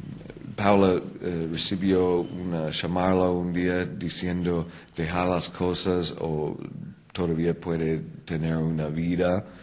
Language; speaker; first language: Spanish; non-native, fluent; English